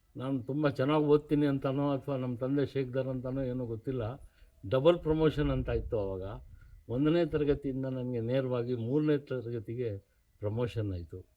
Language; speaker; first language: Kannada; non-native, local second language; Urdu